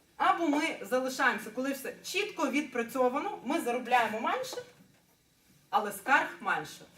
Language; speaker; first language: Ukrainian; native; Ukrainian